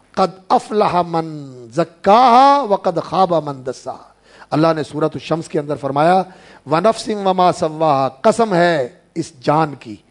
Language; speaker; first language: Urdu; non-native, local second language; Punjabi